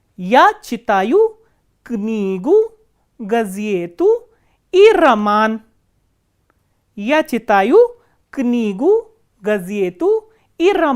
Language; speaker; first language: Russian; non-native, fluent; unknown